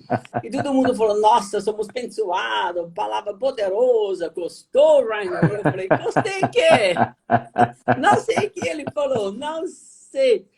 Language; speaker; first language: Portuguese; non-native, fluent; German